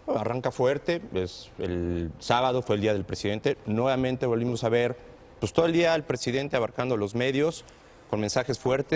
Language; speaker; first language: Spanish; native; Spanish